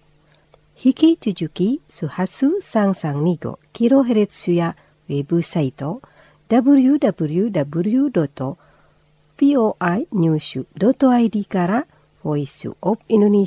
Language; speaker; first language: Japanese; non-native, fluent; Indonesian